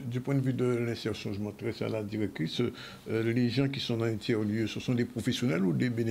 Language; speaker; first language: French; native; French